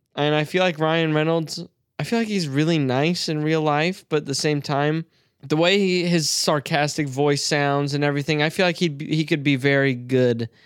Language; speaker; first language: English; native; English